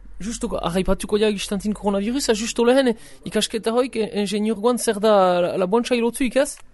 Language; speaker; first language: Basque; native; Basque